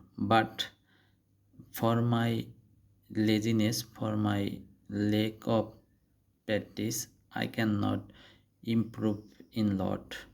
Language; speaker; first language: English; non-native, learner; Bangla